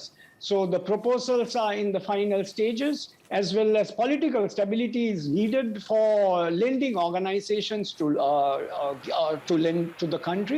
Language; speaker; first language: English; non-native, local second language; Sinhala